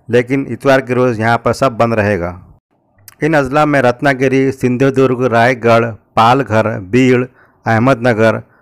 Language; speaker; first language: Urdu; native; Urdu